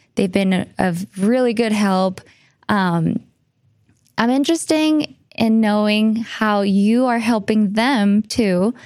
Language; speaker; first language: English; non-native, fluent; Spanish